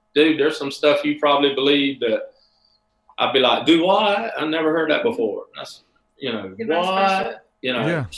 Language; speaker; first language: English; native; English